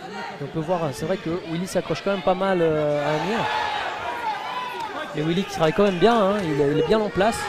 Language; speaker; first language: French; native; French